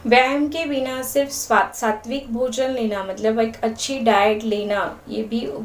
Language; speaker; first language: Hindi; non-native, local second language; Marathi